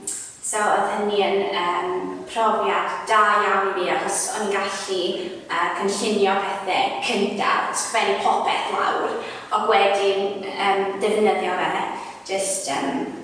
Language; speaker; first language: Welsh; non-native, fluent; English